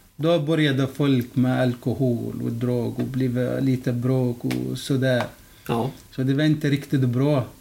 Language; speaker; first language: Swedish; non-native, fluent; Arabic